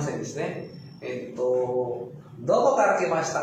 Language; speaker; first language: Japanese; non-native, fluent; Filipino